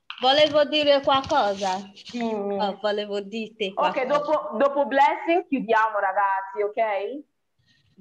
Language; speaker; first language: Italian; non-native, fluent; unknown